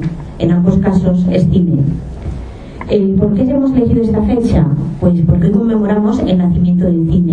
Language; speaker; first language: Spanish; native; Spanish